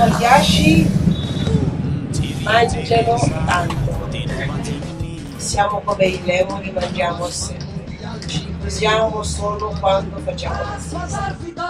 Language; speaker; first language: Italian; non-native, fluent; Malagasy